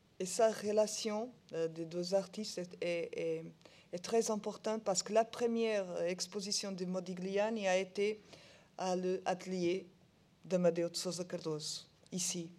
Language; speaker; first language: French; non-native, learner; Portuguese